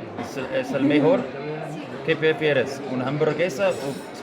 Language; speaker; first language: Spanish; non-native, learner; English